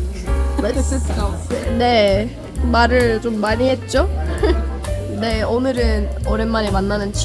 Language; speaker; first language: Korean; non-native, fluent; Turkish